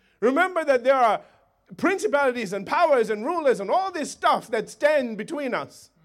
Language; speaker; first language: English; native; English